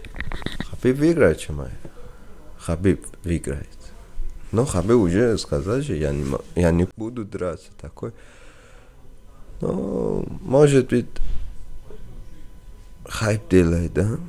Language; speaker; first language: Russian; non-native, learner; Persian